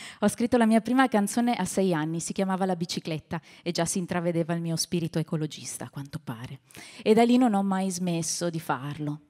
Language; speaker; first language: Italian; native; Italian